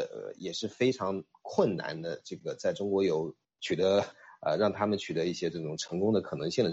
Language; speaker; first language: Chinese; native; Chinese